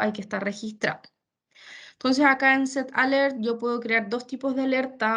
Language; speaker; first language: Spanish; native; Spanish